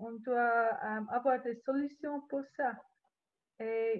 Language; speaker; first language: French; non-native, learner; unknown